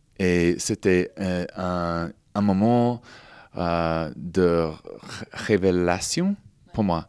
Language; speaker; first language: French; non-native, fluent; English